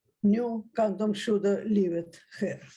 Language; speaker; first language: Swedish; non-native, fluent; Russian